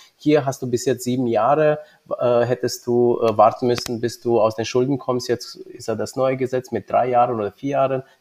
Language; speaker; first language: German; early bilingual, other home language; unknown